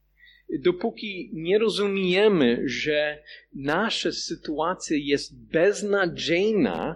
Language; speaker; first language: Polish; non-native, fluent; English